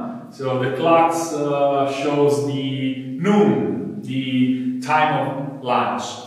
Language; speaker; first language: English; non-native, fluent; Italian